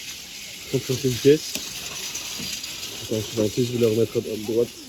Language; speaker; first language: French; native; French